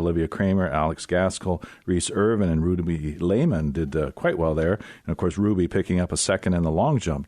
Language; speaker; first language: English; native; English